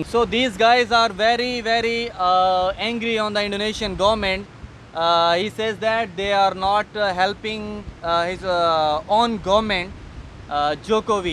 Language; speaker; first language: English; non-native, learner; Urdu